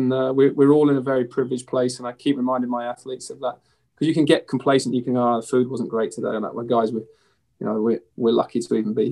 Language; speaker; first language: English; native; English